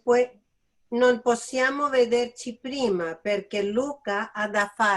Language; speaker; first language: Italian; non-native, learner; Spanish